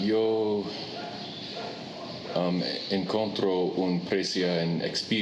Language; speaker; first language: Spanish; non-native, learner; English